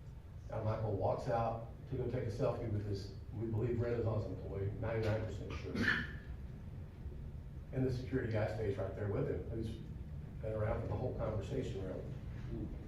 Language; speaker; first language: English; native; English